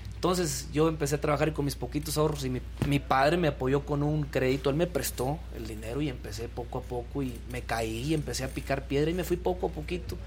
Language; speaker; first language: Spanish; native; Spanish